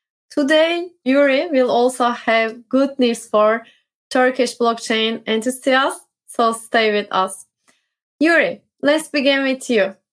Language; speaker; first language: English; non-native, fluent; Turkish